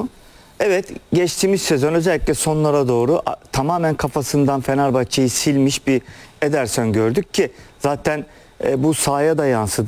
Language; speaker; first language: Turkish; native; Turkish